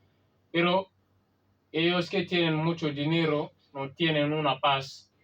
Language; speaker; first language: Spanish; non-native, learner; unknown